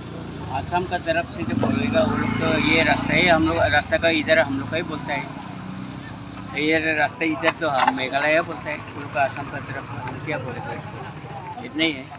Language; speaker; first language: Hindi; non-native, local second language; Khasi